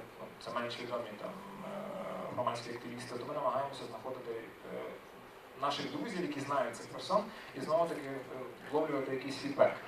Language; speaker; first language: Ukrainian; native; Ukrainian